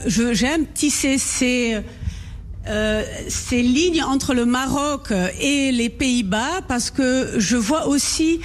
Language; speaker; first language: French; non-native, local second language; Dutch